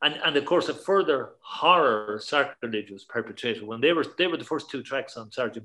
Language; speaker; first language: English; native; English